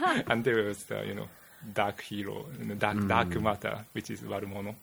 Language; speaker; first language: English; non-native, fluent; Japanese